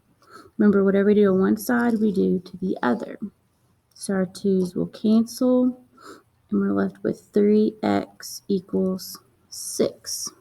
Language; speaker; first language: English; native; English